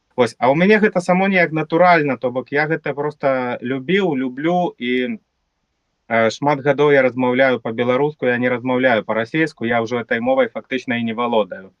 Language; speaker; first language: Belarusian; non-native, local second language; Russian